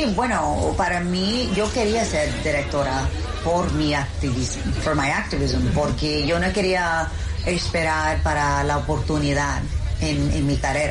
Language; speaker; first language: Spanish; non-native, learner; English